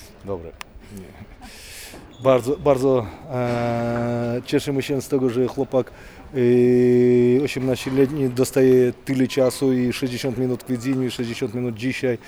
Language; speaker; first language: Polish; non-native, fluent; Russian